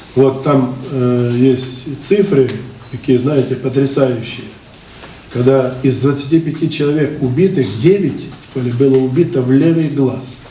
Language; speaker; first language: Russian; non-native, local second language; Ukrainian